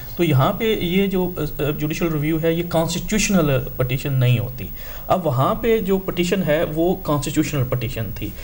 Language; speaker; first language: Urdu; non-native, local second language; Punjabi